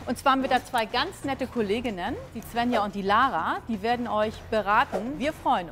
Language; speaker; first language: German; native; German